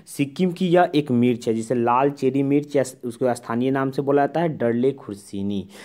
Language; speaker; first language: Hindi; native; Hindi